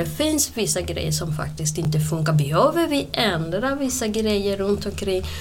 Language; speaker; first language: Swedish; non-native, fluent; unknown